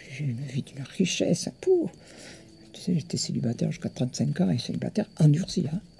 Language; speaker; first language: French; early bilingual, other home language; Italian